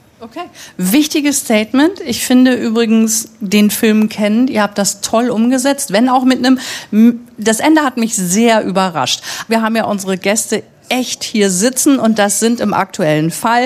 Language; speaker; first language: German; native; German